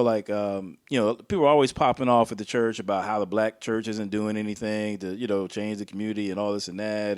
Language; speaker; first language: English; native; English